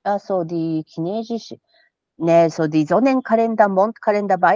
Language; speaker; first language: German; non-native, fluent; Japanese